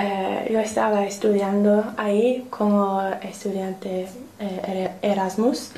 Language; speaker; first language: Spanish; non-native, learner; English